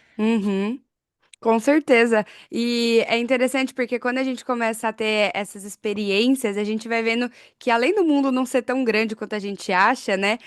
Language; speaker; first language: Portuguese; native; Portuguese